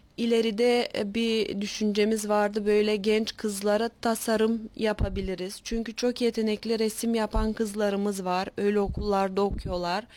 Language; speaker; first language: Turkish; native; Turkish